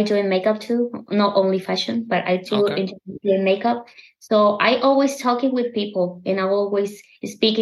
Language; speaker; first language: English; non-native, learner; Spanish